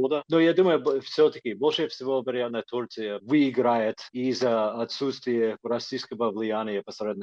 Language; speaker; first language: Russian; non-native, fluent; English